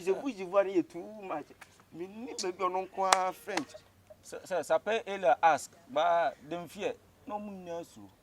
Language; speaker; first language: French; non-native, learner; Ga